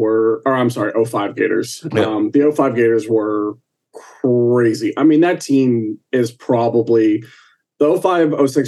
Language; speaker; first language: English; native; English